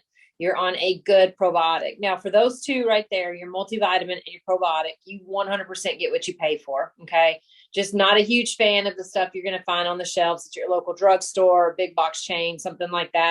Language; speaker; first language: English; native; English